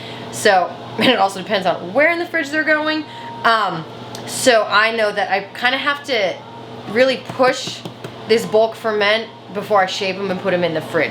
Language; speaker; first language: English; native; English